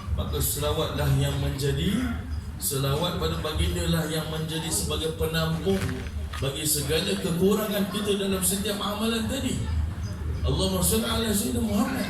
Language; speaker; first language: Malay; native; Malay